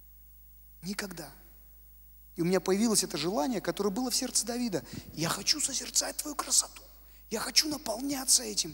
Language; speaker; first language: Russian; native; Russian